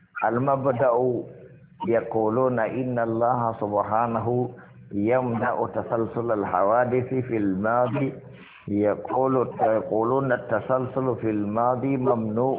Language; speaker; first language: Arabic; non-native, fluent; Hausa